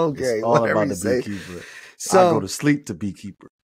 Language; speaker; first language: English; native; English